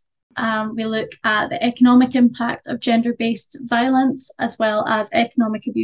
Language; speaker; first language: English; native; English